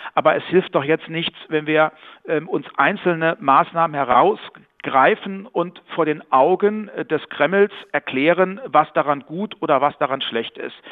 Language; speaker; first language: German; native; German